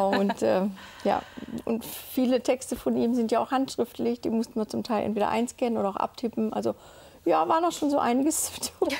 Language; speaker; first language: German; native; German